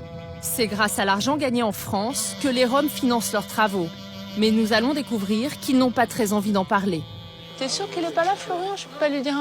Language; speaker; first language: French; native; French